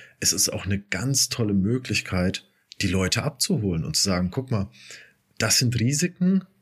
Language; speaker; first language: German; native; German